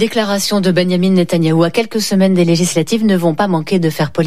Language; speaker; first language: French; native; French